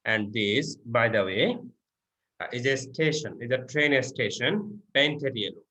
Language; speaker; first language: English; non-native, local second language; Bangla